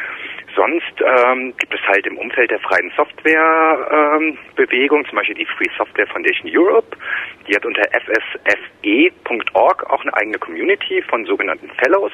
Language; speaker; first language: German; native; German